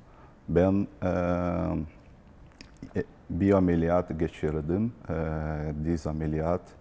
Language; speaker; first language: Turkish; non-native, learner; Portuguese